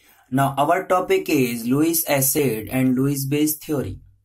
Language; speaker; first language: English; non-native, local second language; Hindi